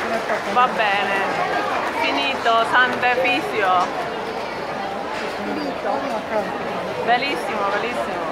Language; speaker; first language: Italian; non-native, learner; Spanish